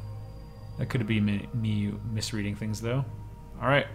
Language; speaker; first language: English; native; English